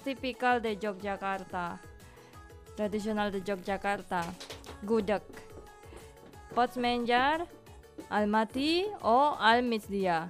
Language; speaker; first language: Catalan; non-native, learner; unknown